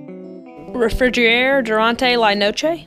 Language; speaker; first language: Spanish; non-native, learner; English